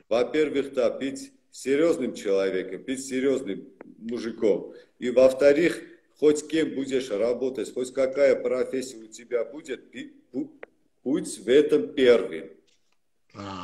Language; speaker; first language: Russian; non-native, local second language; Armenian